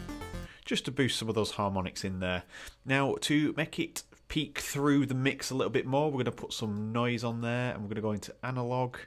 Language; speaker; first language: English; native; English